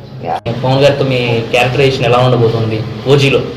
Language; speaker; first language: Telugu; native; Telugu